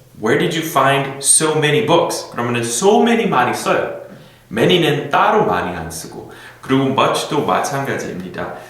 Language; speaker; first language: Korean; non-native, fluent; English